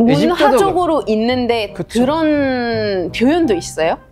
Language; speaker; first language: Korean; non-native, fluent; Arabic